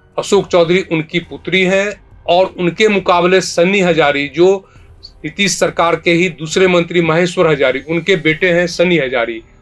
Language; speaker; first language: Hindi; native; Hindi